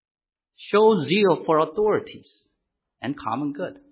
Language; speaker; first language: English; native; English